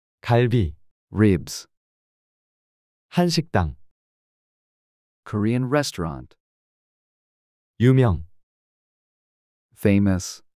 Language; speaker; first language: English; non-native, fluent; Korean